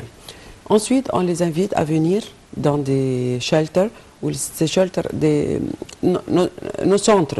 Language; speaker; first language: French; non-native, fluent; Arabic